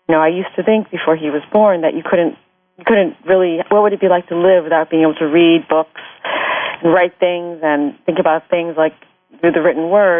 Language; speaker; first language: English; native; English